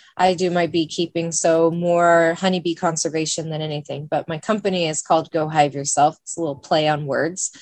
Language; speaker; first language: English; native; English